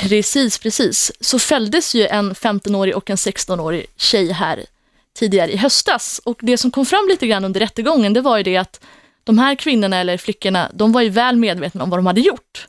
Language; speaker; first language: Swedish; native; Swedish